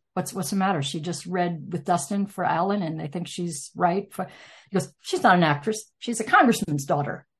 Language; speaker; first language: English; native; English